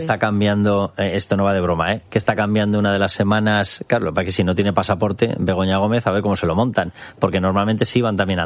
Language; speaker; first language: Spanish; native; Spanish